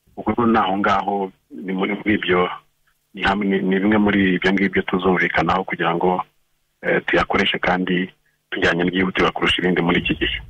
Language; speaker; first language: Kinyarwanda; native; Kinyarwanda